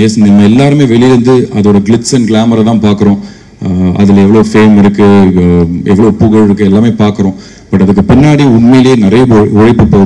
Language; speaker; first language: Tamil; native; Tamil